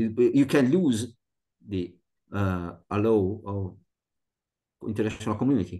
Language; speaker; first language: English; non-native, learner; Italian